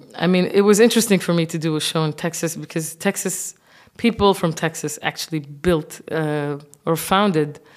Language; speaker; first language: English; non-native, fluent; Arabic